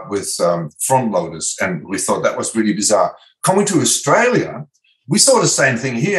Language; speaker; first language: English; non-native, fluent; Dutch